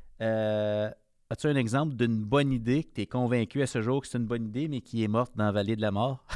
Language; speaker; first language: French; native; French